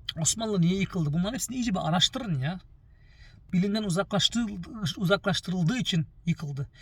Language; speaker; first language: Turkish; early bilingual, heritage; Turkish